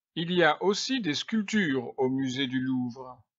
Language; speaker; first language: French; native; French